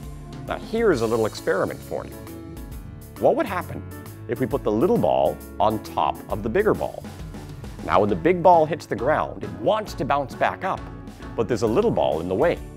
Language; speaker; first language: English; native; English